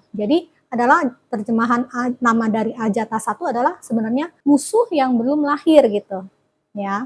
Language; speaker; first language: Indonesian; native; Indonesian